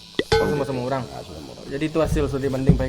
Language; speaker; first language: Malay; non-native, local second language; Minangkabau